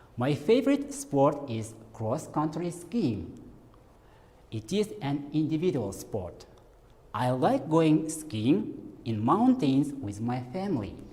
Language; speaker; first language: English; non-native, fluent; Kazakh